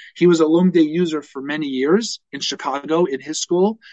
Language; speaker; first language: English; native; English